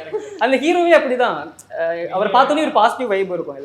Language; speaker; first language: Tamil; native; Tamil